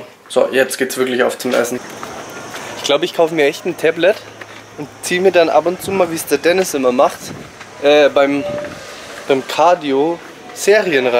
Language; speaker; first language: German; native; German